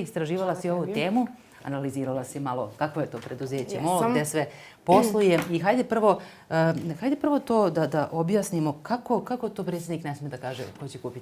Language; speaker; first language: Serbian; native; Serbian